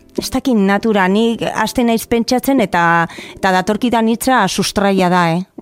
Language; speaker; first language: Basque; non-native, local second language; Spanish